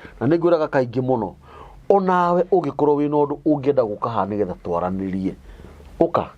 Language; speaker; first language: Kikuyu; native; Kikuyu